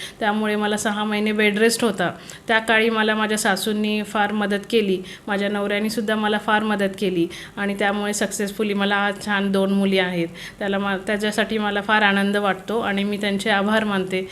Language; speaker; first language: Marathi; native; Marathi